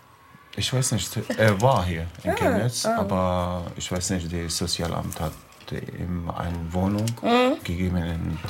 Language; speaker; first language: German; non-native, learner; Arabic